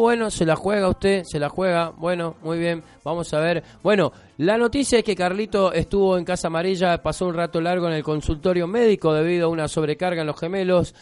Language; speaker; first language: Spanish; native; Spanish